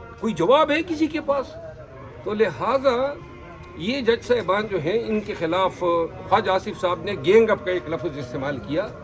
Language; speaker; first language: Urdu; non-native, local second language; Pashto